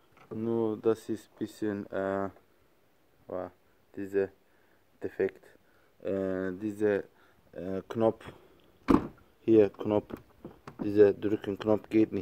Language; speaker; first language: German; non-native, learner; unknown